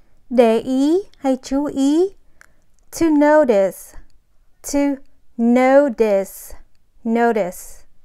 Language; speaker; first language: English; non-native, fluent; Vietnamese